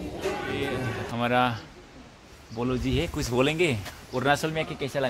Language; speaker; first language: Hindi; non-native, local second language; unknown